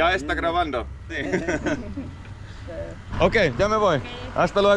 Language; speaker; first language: Spanish; non-native, learner; Finnish